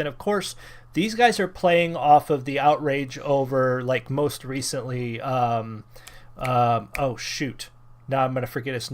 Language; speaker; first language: English; native; English